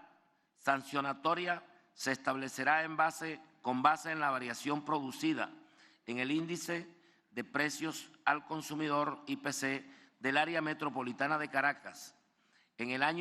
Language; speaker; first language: Spanish; native; Spanish